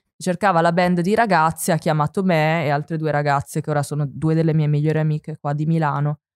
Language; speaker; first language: Italian; native; Italian